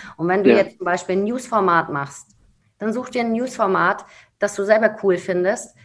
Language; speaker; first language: German; native; German